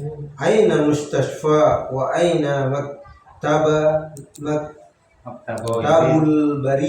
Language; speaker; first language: Arabic; non-native, learner; Indonesian